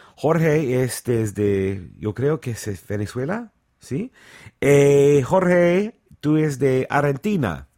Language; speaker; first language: Spanish; non-native, learner; English